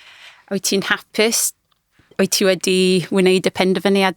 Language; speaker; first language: Welsh; non-native, fluent; English